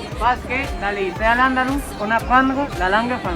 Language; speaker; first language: French; non-native, learner; Spanish